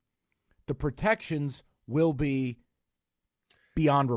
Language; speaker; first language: English; native; English